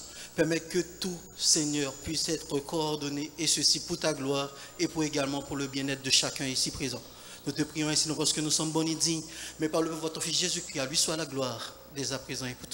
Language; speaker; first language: French; non-native, local second language; Haitian Creole